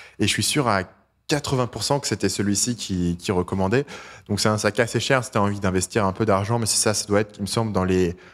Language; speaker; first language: French; native; French